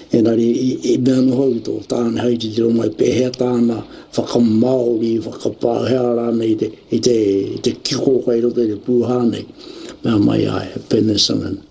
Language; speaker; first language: Māori; native; Māori